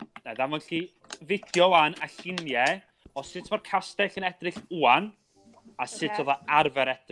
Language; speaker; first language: Welsh; native; Welsh